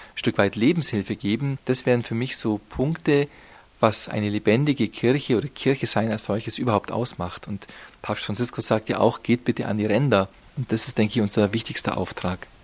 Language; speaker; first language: German; native; German